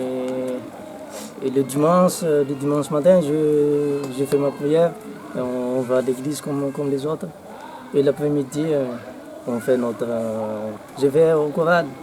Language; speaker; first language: French; non-native, local second language; Malagasy